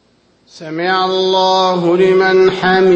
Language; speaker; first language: Arabic; native; Arabic